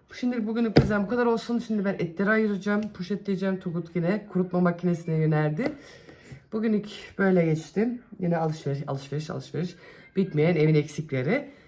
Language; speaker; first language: Turkish; early bilingual, heritage; Turkish